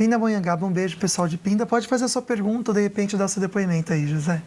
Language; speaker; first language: Portuguese; native; Portuguese